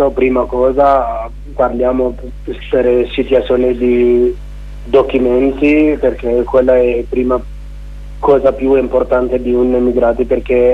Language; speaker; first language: Italian; non-native, learner; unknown